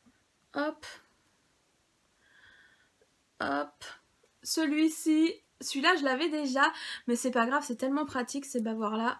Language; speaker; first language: French; native; French